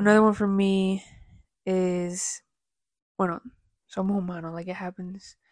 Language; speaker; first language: English; early bilingual, other home language; Spanish